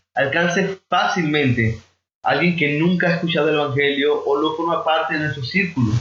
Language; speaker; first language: Spanish; native; Spanish